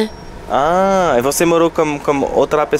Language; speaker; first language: Portuguese; non-native, learner; French